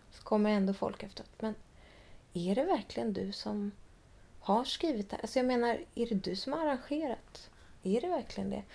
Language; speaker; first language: Swedish; native; Swedish